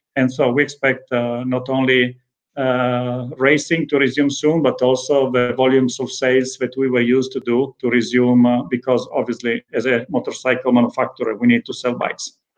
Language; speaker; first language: English; non-native, fluent; Italian